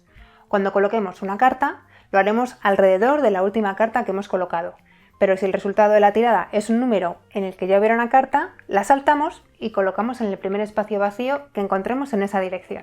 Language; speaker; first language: Spanish; native; Spanish